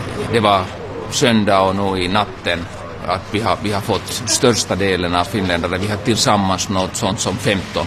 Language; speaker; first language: Swedish; non-native, local second language; Finnish